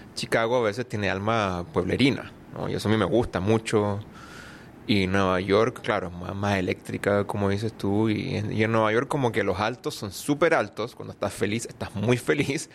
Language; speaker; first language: Spanish; native; Spanish